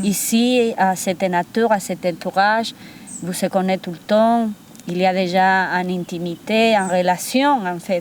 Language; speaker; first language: French; non-native, fluent; Spanish